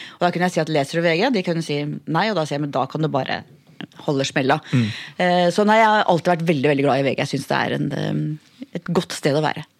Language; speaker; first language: Norwegian; native; Norwegian